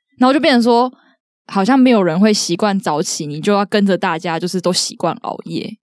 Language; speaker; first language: Chinese; native; Chinese